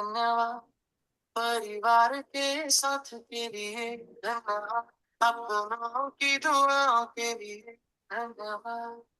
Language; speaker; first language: Hindi; native; Hindi